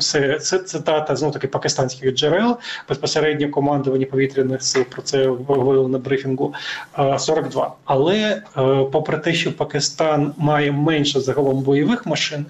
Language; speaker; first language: Ukrainian; native; Ukrainian